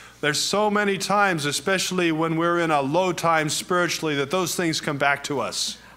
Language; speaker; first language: English; native; English